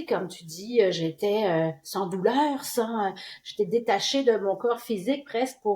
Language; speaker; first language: French; native; French